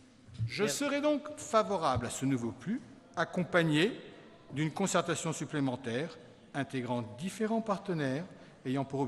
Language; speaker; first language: French; native; French